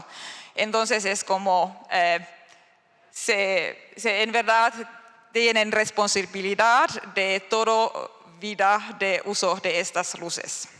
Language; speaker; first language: Spanish; non-native, learner; Finnish